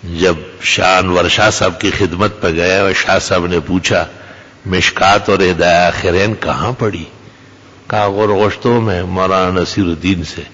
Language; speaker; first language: Urdu; non-native, local second language; Pashto